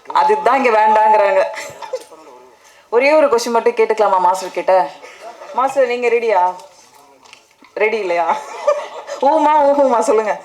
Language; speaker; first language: Tamil; native; Tamil